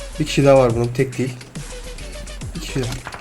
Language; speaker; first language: Turkish; native; Turkish